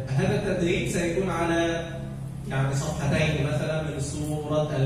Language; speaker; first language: Indonesian; non-native, learner; Arabic